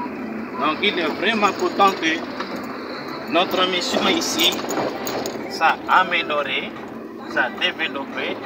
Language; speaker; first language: French; non-native, local second language; Malagasy